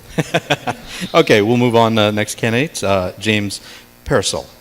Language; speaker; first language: English; native; English